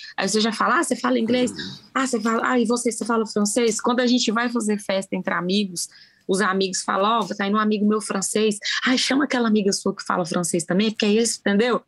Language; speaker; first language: Portuguese; native; Portuguese